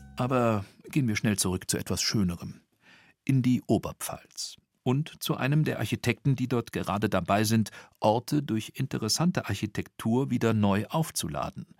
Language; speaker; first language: German; native; German